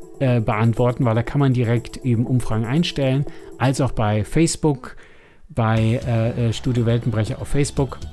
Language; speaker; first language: German; native; German